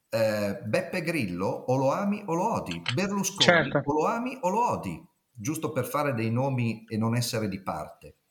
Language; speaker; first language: Italian; native; Italian